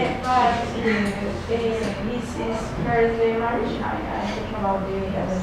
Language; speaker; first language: English; non-native, learner; Spanish